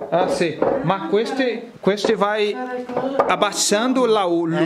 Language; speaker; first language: Italian; non-native, learner; Portuguese